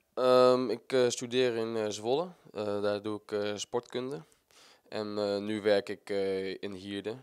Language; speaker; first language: Dutch; native; Dutch